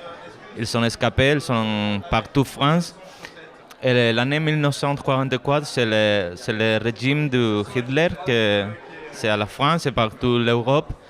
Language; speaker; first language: French; non-native, learner; Spanish